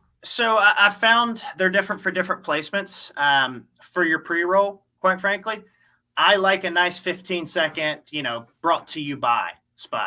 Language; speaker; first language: English; native; English